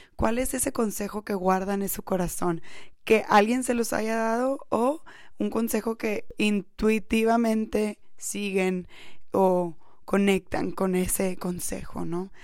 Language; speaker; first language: Spanish; early bilingual, heritage; Spanish